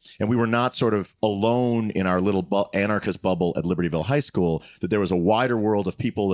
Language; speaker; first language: English; native; English